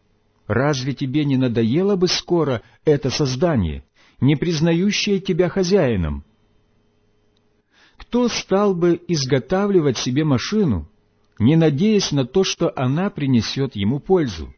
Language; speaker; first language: Russian; native; Russian